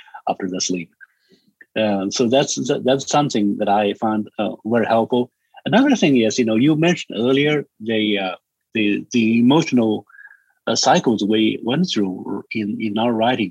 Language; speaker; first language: English; non-native, fluent; Chinese